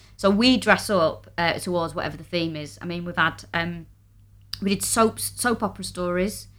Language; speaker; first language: English; native; English